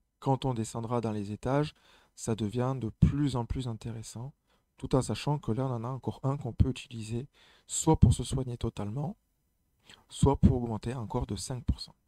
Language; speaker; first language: French; native; French